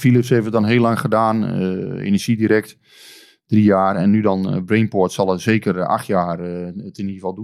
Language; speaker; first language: Dutch; native; Dutch